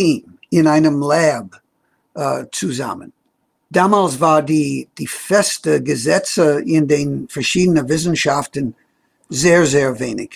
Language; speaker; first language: German; non-native, fluent; English